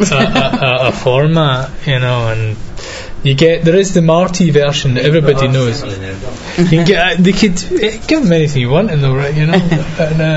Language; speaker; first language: English; native; English